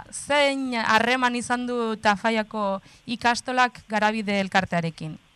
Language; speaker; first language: Basque; native; Basque